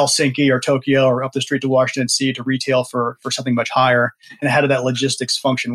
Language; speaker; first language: English; native; English